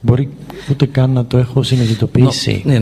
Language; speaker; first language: Greek; native; Greek